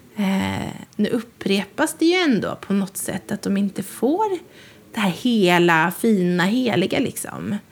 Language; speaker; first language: Swedish; native; Swedish